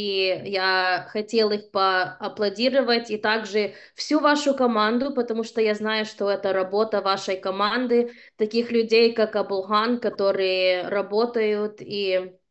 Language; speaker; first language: Russian; early bilingual, heritage; Russian